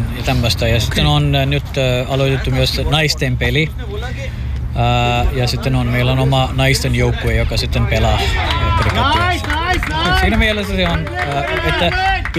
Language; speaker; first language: Finnish; non-native, fluent; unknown